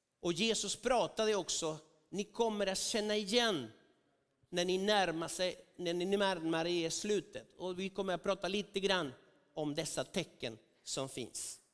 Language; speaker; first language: Swedish; non-native, fluent; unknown